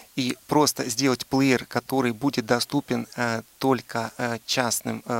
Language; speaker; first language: Russian; native; Russian